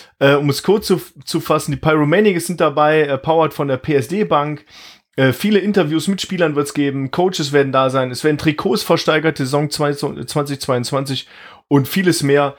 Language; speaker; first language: German; native; German